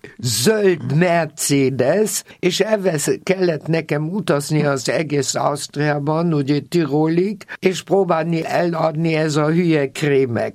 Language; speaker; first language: Hungarian; non-native, fluent; German